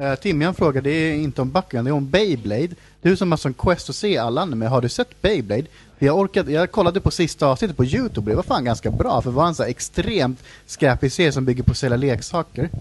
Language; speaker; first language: Swedish; native; Swedish